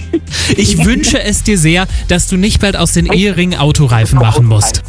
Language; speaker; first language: German; native; German